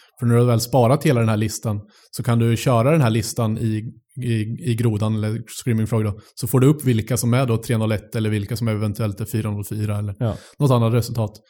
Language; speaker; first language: Swedish; native; Swedish